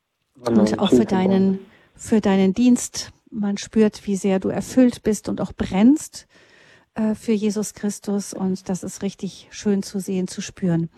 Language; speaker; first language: German; native; German